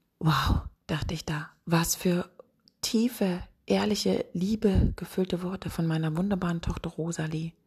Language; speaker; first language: German; native; German